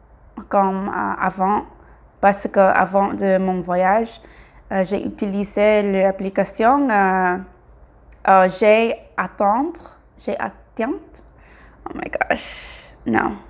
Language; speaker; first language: French; non-native, learner; English